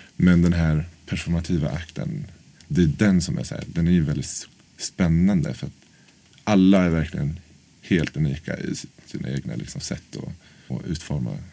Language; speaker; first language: Swedish; native; Swedish